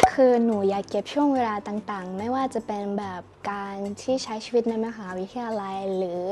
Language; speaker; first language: Thai; early bilingual, other home language; Russian